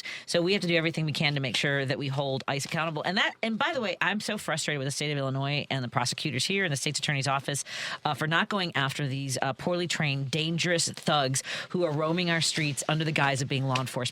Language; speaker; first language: English; native; English